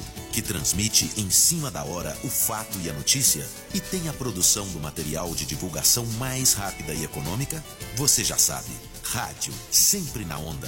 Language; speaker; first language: Portuguese; native; Portuguese